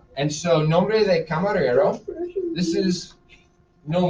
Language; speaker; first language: Spanish; non-native, fluent; English